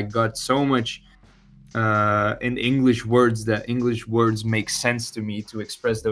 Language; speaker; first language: English; non-native, fluent; Dutch